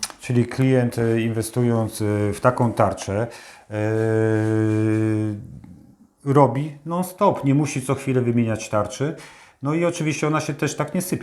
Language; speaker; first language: Polish; native; Polish